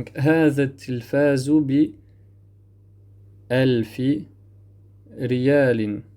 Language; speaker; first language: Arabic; non-native, fluent; French